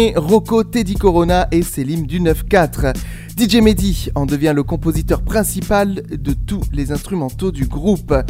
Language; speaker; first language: French; native; French